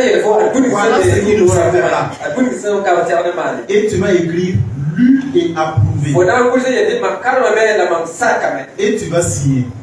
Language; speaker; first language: French; non-native, local second language; Mossi